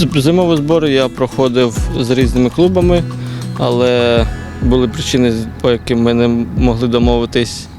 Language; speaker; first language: Ukrainian; native; Ukrainian